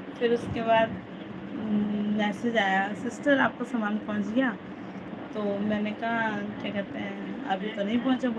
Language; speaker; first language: Hindi; native; Hindi